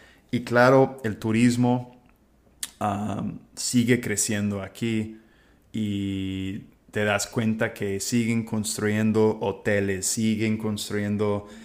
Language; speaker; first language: Spanish; non-native, fluent; English